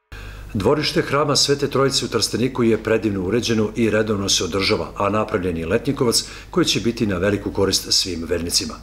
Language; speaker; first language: Serbian; native; Serbian